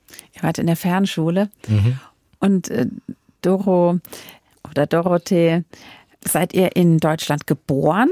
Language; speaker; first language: German; native; German